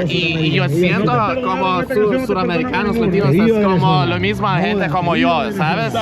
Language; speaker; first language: Spanish; non-native, learner; Lithuanian